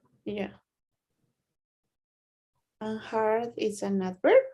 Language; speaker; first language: English; non-native, learner; Spanish